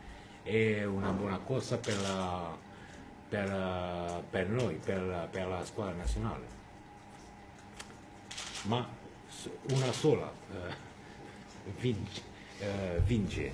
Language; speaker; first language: Italian; non-native, fluent; French